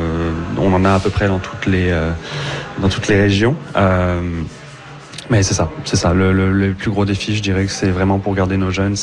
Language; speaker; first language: French; native; French